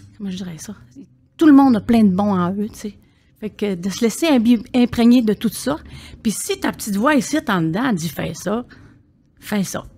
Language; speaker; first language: French; native; French